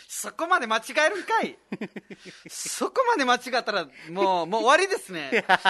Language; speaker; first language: Japanese; non-native, fluent; Nepali